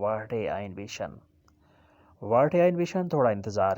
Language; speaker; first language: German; non-native, fluent; Urdu